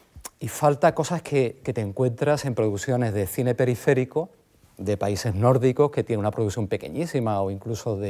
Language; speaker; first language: Spanish; native; Spanish